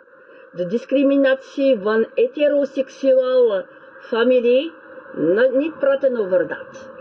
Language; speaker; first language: Dutch; non-native, learner; French